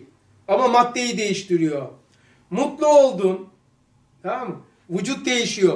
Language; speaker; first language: Turkish; native; Turkish